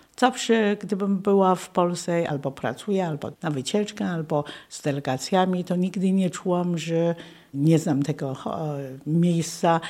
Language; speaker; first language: Polish; non-native, fluent; Chinese